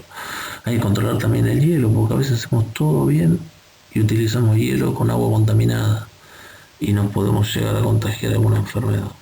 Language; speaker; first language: Spanish; native; Spanish